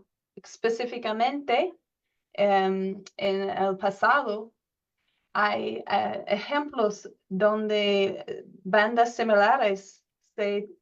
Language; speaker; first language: Spanish; non-native, learner; English